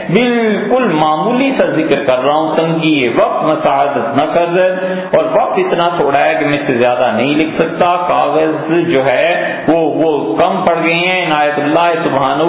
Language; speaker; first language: Urdu; native; Urdu